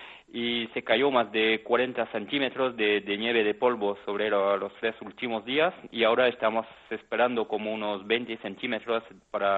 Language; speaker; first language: Spanish; non-native, fluent; French